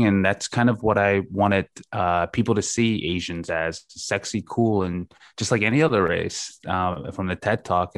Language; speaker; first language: English; native; English